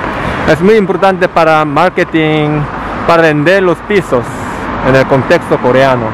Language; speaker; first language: Spanish; non-native, fluent; Korean